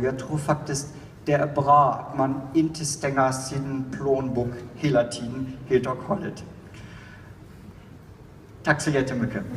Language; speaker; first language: Swedish; non-native, fluent; German